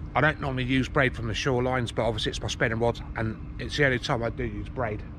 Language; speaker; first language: English; native; English